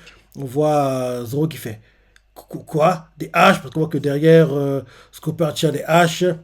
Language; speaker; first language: French; native; French